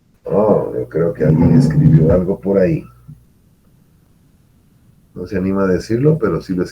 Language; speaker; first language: Spanish; native; Spanish